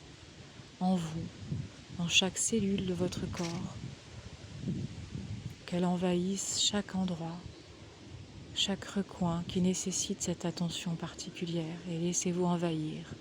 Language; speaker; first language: French; native; French